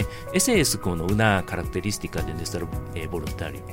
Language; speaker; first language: Spanish; non-native, learner; Japanese